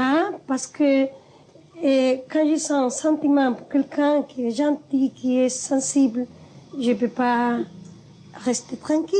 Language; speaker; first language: French; non-native, fluent; Spanish